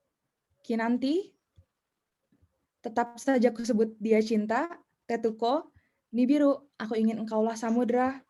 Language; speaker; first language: Indonesian; native; Indonesian